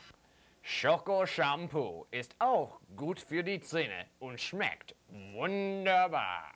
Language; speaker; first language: German; non-native, learner; English